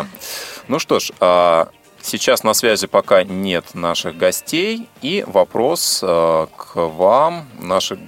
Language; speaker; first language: Russian; native; Russian